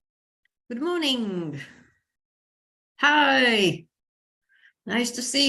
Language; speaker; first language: English; non-native, fluent; Latvian